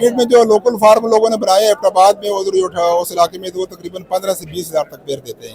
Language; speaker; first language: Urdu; non-native, local second language; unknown